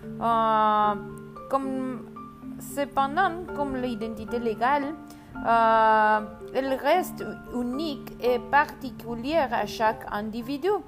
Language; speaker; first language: French; non-native, learner; Spanish